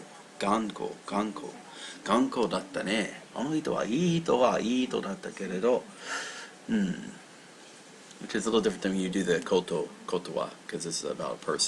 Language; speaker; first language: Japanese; non-native, learner; English